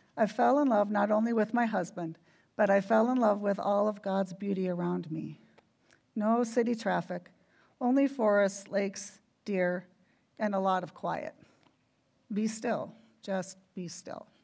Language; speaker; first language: English; native; English